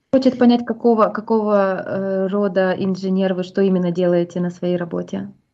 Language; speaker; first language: Russian; native; Russian